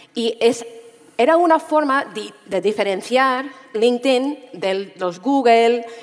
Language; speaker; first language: Spanish; early bilingual, heritage; Spanish